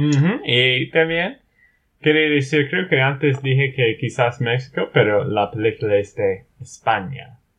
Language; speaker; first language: Spanish; non-native, learner; English